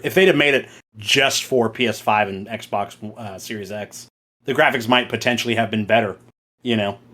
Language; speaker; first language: English; native; English